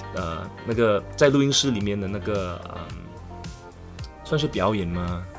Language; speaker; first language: Chinese; non-native, local second language; English